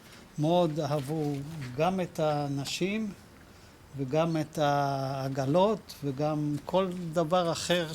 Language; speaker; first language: Hebrew; non-native, fluent; Dutch